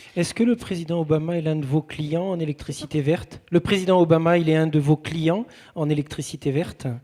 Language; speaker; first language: French; native; French